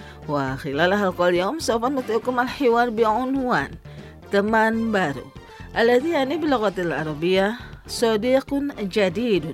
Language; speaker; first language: Arabic; non-native, fluent; Indonesian